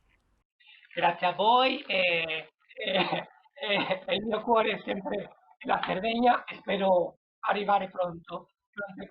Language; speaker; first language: Italian; non-native, learner; Spanish